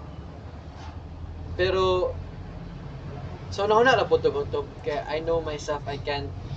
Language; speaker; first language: English; non-native, local second language; Cebuano